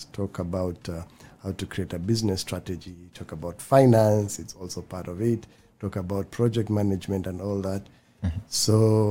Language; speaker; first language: English; non-native, local second language; Swahili